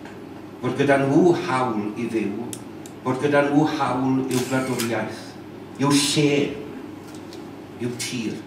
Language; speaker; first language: Welsh; native; Welsh